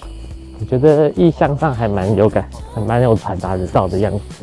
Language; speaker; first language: Chinese; native; Chinese